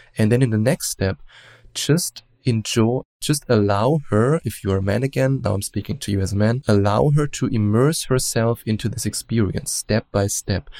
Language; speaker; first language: English; non-native, fluent; German